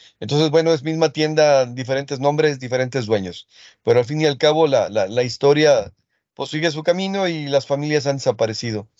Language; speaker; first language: Spanish; early bilingual, other home language; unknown